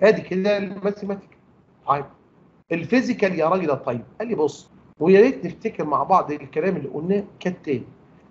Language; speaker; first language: Arabic; native; Arabic